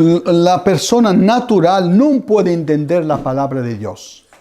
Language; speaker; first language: Spanish; non-native, fluent; Italian